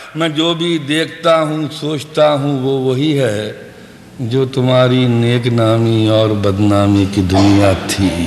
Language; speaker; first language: Urdu; native; Urdu